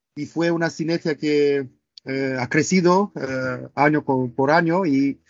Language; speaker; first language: Spanish; non-native, fluent; Romanian